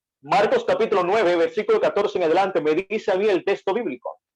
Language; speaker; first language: Spanish; native; Spanish